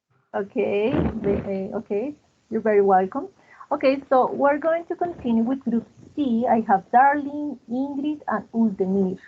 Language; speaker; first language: English; non-native, fluent; Spanish